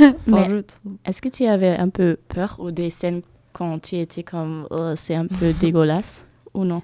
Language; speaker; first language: French; non-native, fluent; German